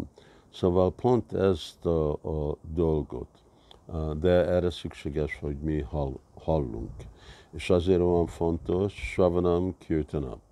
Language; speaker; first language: Hungarian; early bilingual, heritage; Hungarian